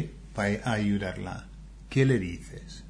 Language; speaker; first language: Spanish; non-native, fluent; English